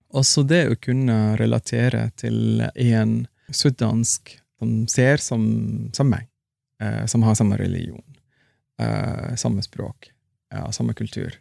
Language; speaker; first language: Norwegian; non-native, fluent; Arabic